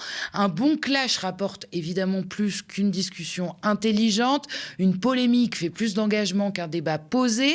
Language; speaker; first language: French; native; French